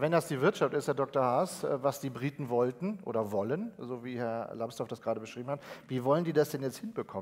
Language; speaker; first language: German; native; German